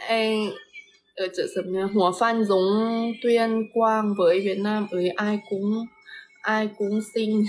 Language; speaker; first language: Vietnamese; non-native, fluent; Lao